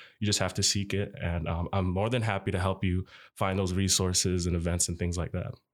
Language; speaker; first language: English; early bilingual, other home language; Arabic